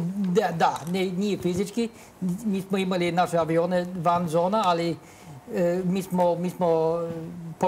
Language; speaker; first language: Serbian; non-native, learner; Norwegian